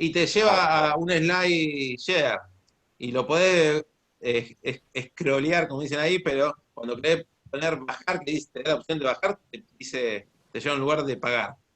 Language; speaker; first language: Spanish; native; Spanish